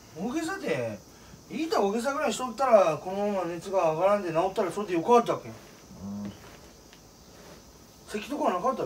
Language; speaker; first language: Japanese; native; Japanese